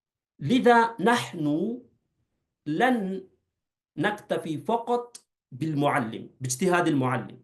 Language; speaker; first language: Arabic; non-native, fluent; Urdu